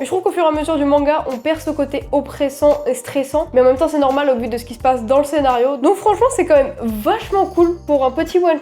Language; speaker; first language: French; native; French